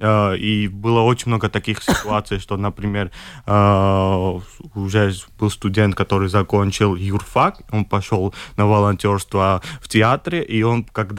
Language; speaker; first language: Russian; non-native, fluent; Georgian